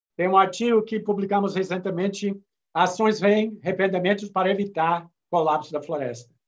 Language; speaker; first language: Portuguese; non-native, fluent; English